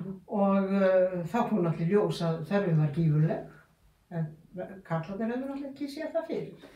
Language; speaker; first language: Icelandic; native; Icelandic